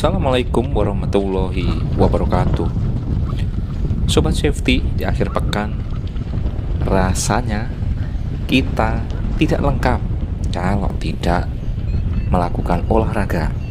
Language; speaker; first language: Indonesian; native; Indonesian